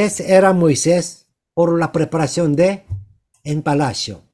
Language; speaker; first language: Spanish; non-native, learner; Korean